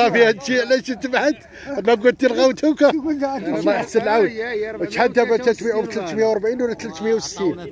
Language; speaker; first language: Arabic; native; Arabic